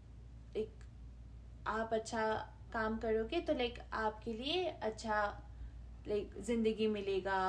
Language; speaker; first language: Hindi; non-native, local second language; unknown